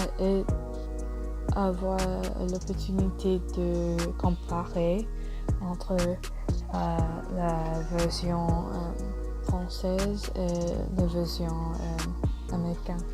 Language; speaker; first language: French; non-native, learner; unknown